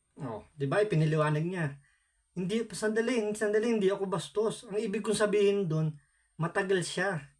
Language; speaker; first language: Filipino; native; Filipino